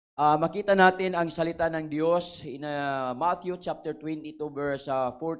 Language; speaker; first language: Filipino; non-native, local second language; Waray